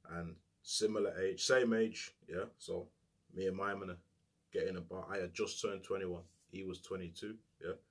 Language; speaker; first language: English; native; English